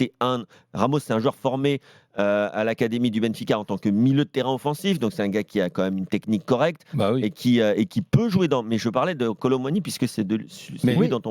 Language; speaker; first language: French; native; French